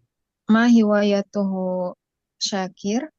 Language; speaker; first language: Arabic; non-native, learner; Indonesian